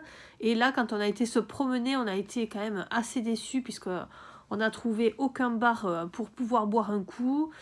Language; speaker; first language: French; native; French